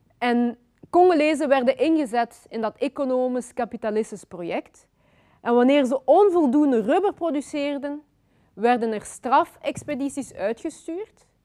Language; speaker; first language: Dutch; early bilingual, other home language; Lingala